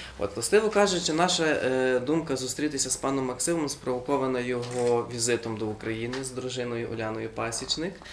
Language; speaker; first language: Ukrainian; native; Ukrainian